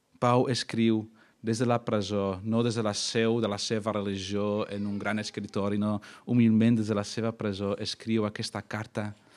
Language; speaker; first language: Catalan; non-native, fluent; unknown